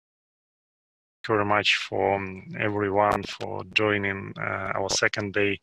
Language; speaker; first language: English; non-native, fluent; Russian